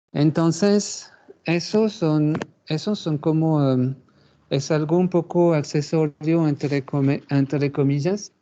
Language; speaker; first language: Spanish; non-native, fluent; French